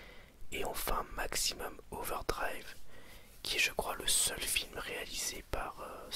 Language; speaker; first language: French; native; French